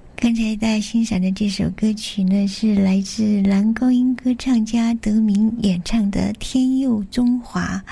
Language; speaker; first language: Chinese; native; Chinese